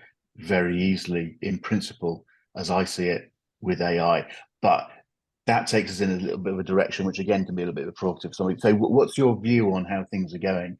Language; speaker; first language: English; native; English